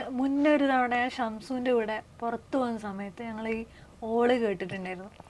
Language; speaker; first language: Malayalam; native; Malayalam